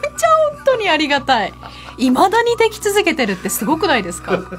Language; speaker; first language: Japanese; native; Japanese